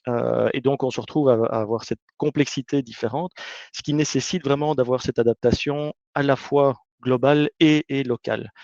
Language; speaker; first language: French; native; French